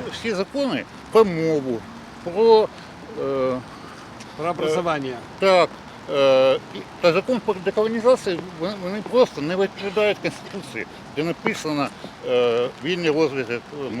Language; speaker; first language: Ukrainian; non-native, local second language; Russian